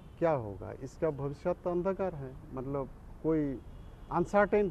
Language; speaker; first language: Urdu; non-native, local second language; Bangla